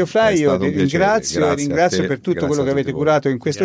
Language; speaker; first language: Italian; native; Italian